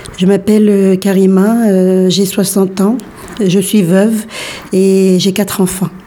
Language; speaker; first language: French; early bilingual, other home language; Arabic